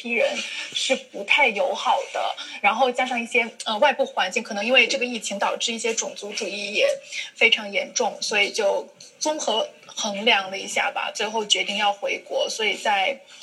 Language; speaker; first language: Chinese; native; Chinese